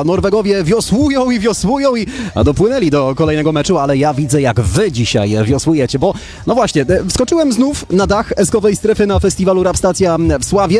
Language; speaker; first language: Polish; native; Polish